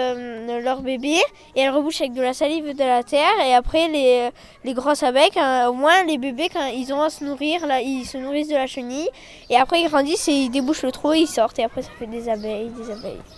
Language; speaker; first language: French; native; French